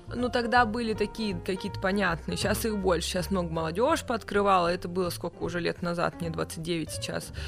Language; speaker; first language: Russian; native; Russian